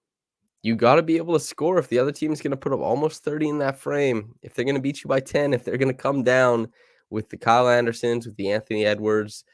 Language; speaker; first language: English; native; English